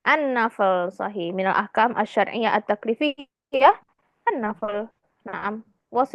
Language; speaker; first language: Arabic; non-native, fluent; Indonesian